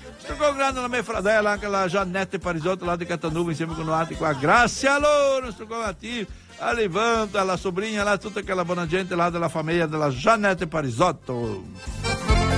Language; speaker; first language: Italian; early bilingual, heritage; Venetian